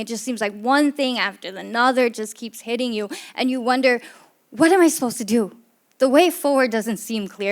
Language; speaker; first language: English; native; English